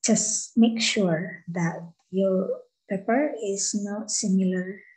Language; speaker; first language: English; non-native, fluent; Indonesian